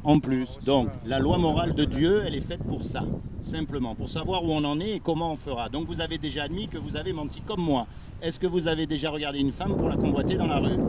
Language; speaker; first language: French; native; French